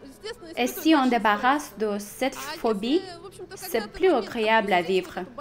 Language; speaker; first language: French; non-native, fluent; Russian